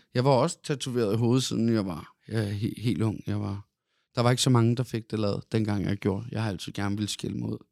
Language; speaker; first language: Danish; native; Danish